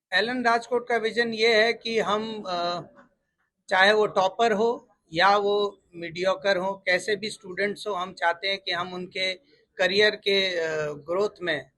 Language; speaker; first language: Hindi; non-native, local second language; Bangla